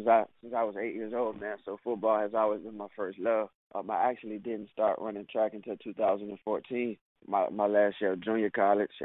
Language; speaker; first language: English; native; English